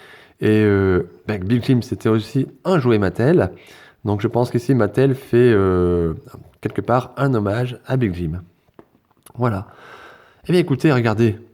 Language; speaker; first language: French; native; French